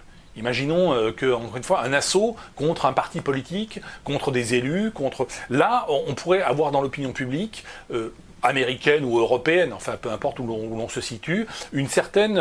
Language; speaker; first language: French; native; French